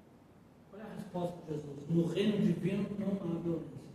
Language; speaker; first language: Portuguese; native; Portuguese